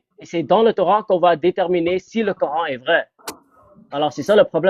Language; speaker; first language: French; non-native, fluent; English